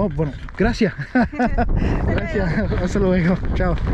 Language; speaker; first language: Spanish; non-native, learner; English